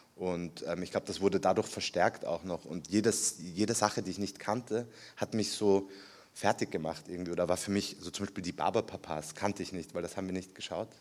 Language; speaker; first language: German; early bilingual, other home language; Spanish